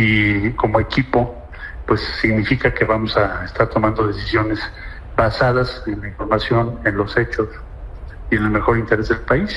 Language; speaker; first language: Spanish; native; Spanish